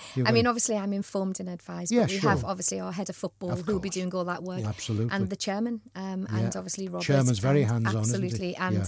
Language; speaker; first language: English; native; English